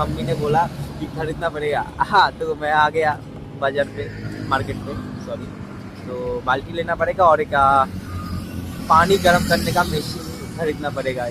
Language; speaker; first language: Hindi; non-native, local second language; Bangla